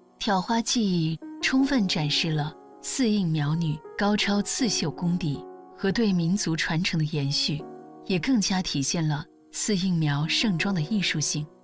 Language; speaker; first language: Chinese; native; Chinese